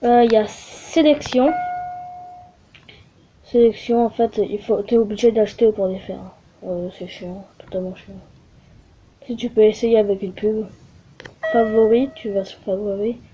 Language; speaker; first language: French; native; French